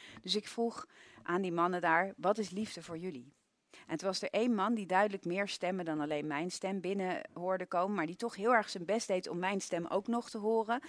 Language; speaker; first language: Dutch; native; Dutch